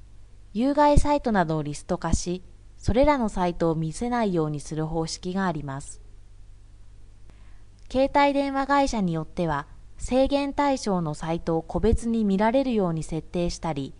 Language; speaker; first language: Japanese; native; Japanese